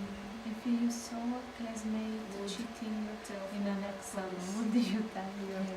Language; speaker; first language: English; non-native, learner; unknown